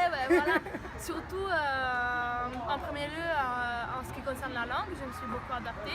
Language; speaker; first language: French; non-native, fluent; Italian